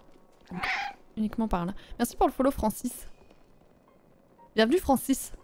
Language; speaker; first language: French; native; French